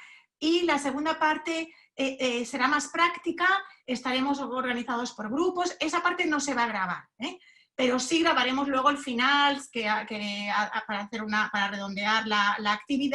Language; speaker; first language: Spanish; native; Spanish